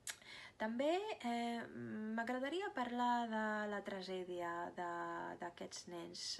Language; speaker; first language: Catalan; non-native, fluent; Russian